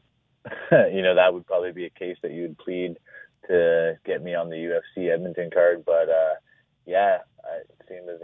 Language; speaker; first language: English; native; English